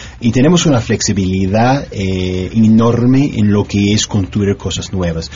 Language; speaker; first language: Spanish; non-native, fluent; English